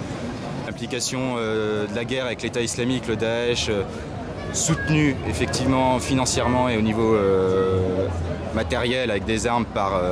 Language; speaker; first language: French; native; French